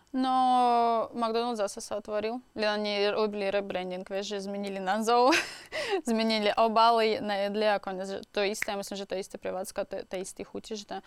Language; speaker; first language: Slovak; non-native, learner; Russian